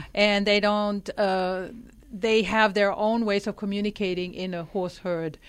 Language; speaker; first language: English; non-native, fluent; German